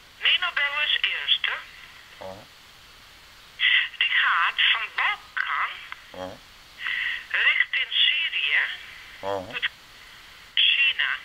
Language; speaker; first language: Dutch; non-native, learner; Serbian